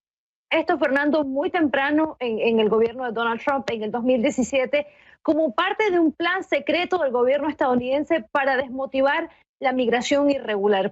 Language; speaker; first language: Spanish; native; Spanish